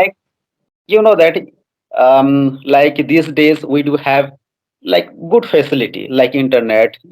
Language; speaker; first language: English; non-native, fluent; Odia